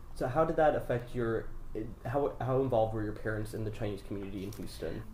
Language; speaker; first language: English; native; English